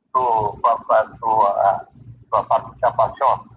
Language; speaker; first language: Spanish; non-native, learner; Portuguese